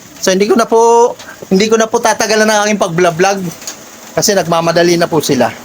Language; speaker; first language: Filipino; native; Filipino